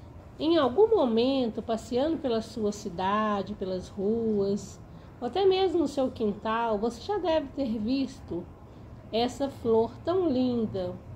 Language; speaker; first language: Portuguese; native; Portuguese